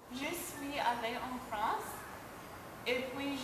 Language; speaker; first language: French; non-native, learner; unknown